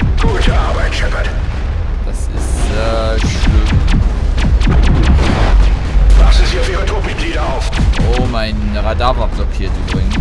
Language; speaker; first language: German; native; German